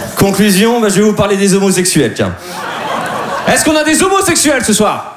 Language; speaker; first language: French; native; French